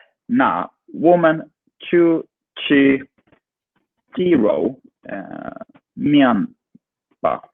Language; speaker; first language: Chinese; non-native, learner; English